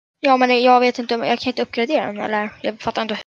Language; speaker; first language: Swedish; native; Swedish